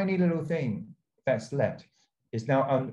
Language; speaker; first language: English; non-native, local second language; Cantonese